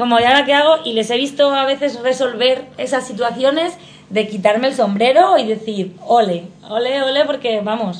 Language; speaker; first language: Spanish; native; Spanish